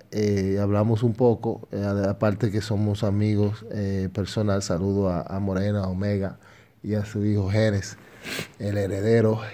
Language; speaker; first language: Spanish; early bilingual, heritage; Spanish